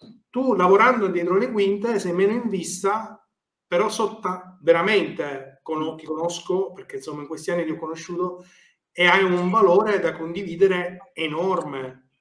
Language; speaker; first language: Italian; native; Italian